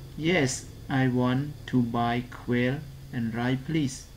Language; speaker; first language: English; non-native, fluent; Khmer